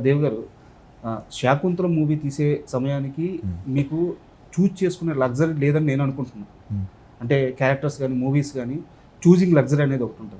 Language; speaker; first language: Telugu; native; Telugu